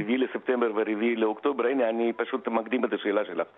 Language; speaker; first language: Hebrew; non-native, fluent; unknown